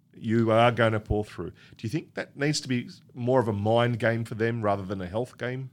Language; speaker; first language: English; native; English